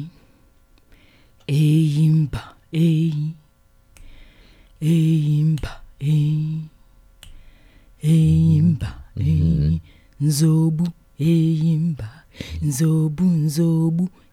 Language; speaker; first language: English; non-native, local second language; Igbo